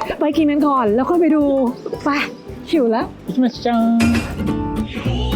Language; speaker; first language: Thai; native; Thai